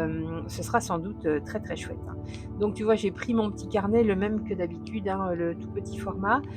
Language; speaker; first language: French; native; French